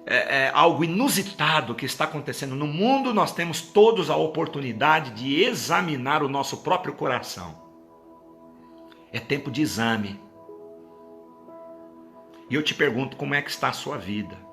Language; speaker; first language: Portuguese; native; Portuguese